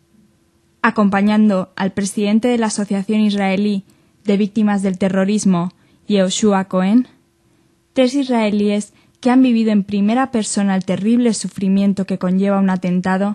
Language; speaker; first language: Spanish; native; Spanish